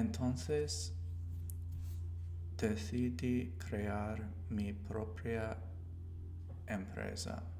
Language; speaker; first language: Spanish; non-native, learner; English